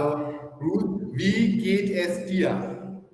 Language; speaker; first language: German; non-native, fluent; English